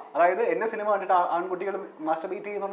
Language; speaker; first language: Malayalam; native; Malayalam